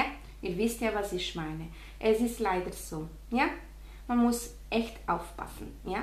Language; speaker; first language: German; non-native, fluent; Spanish